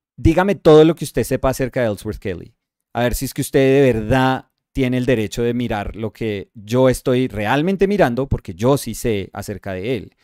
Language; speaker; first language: Spanish; native; Spanish